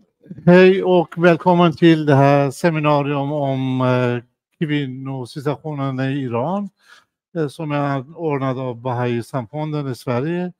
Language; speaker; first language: Swedish; non-native, fluent; Persian